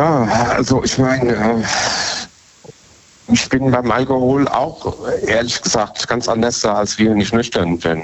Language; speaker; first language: German; native; German